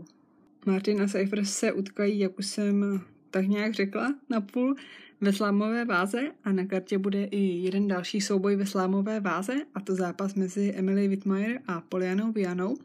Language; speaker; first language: Czech; native; Czech